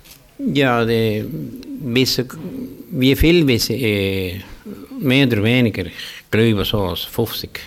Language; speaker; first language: German; early bilingual, heritage; German